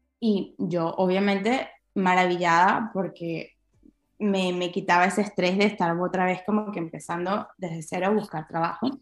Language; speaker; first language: Spanish; native; Spanish